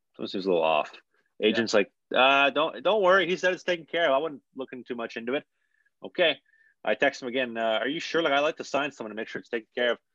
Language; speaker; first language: English; native; English